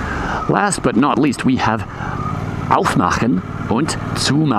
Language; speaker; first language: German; non-native, fluent; English